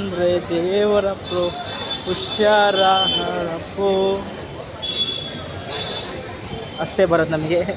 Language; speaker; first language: Kannada; early bilingual, heritage; Kannada